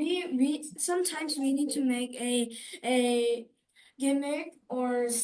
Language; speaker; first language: English; non-native, learner; Korean